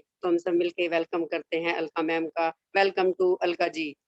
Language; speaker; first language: Hindi; native; Hindi